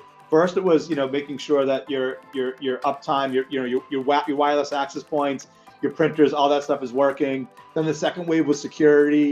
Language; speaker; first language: English; native; English